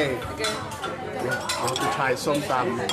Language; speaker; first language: English; non-native, learner; Thai